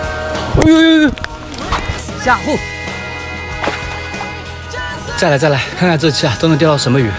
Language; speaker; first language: Chinese; native; Chinese